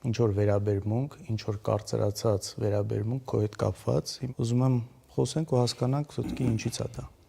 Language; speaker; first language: Armenian; native; Armenian